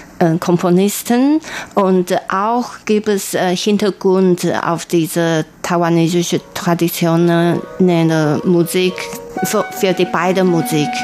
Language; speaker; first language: German; non-native, learner; Chinese